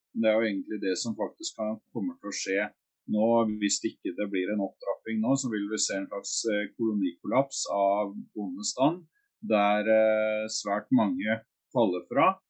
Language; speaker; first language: Norwegian; native; Norwegian